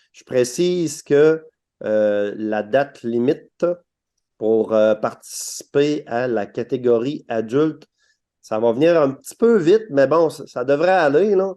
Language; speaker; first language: French; native; French